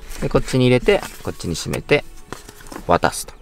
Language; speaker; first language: Japanese; native; Japanese